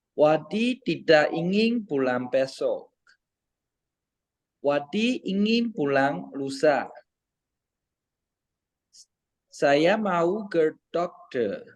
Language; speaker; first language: Indonesian; non-native, learner; Chinese